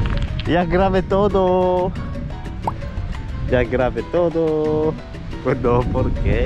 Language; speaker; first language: Spanish; non-native, learner; Korean